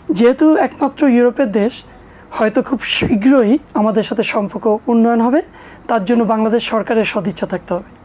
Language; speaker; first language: Bangla; native; Bangla